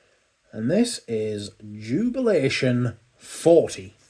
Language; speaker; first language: English; native; English